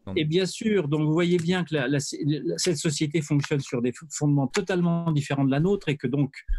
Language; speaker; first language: French; native; French